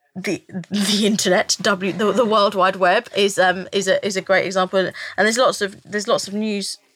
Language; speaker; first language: English; native; English